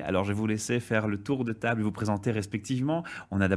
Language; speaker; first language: French; native; French